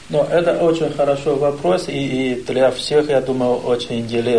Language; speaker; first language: Russian; non-native, learner; Chinese